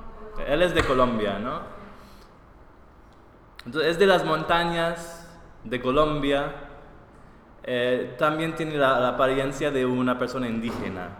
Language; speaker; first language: Spanish; non-native, fluent; English